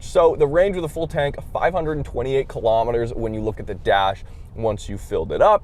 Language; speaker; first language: English; native; English